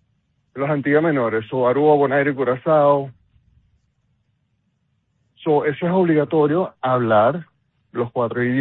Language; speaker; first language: Spanish; non-native, fluent; Papiamento